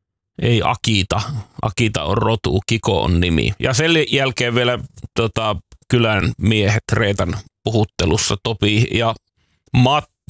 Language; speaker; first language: Finnish; native; Finnish